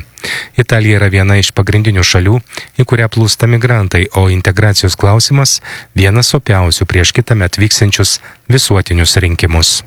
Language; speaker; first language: Lithuanian; native; Lithuanian